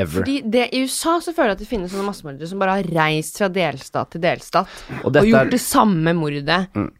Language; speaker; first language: Norwegian; native; Norwegian